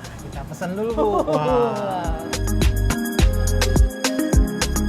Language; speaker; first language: Indonesian; native; Indonesian